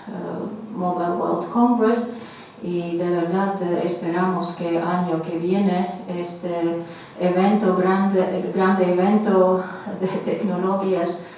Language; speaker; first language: Spanish; non-native, fluent; Latvian